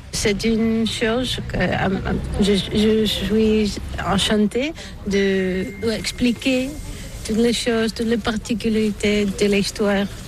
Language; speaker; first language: French; non-native, learner; Bulgarian